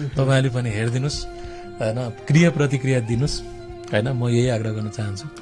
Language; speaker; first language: Nepali; non-native, local second language; Gurung